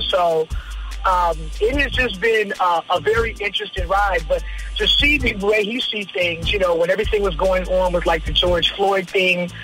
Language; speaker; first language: English; native; English